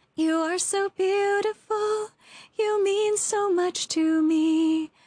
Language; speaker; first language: English; early bilingual, other home language; Chinese